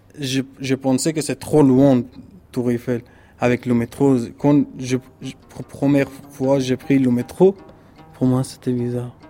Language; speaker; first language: French; non-native, learner; Persian